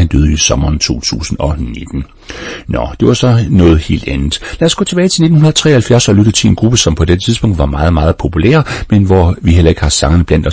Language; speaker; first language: Danish; native; Danish